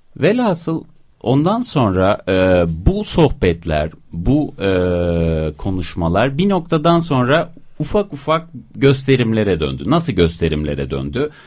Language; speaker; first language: Turkish; native; Turkish